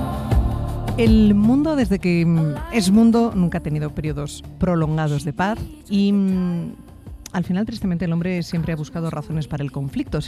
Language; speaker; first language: Spanish; native; Spanish